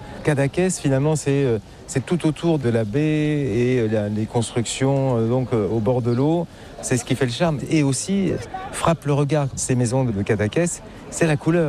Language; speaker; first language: French; native; French